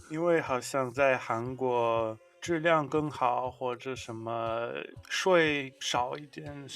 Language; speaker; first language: Chinese; non-native, fluent; English